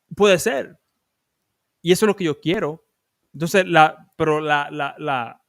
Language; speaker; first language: Spanish; early bilingual, other home language; English